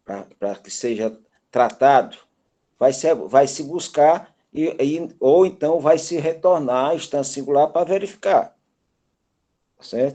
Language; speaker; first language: Portuguese; native; Portuguese